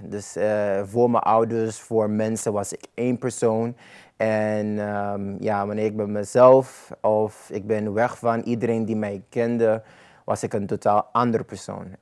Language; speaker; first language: Dutch; non-native, local second language; Papiamento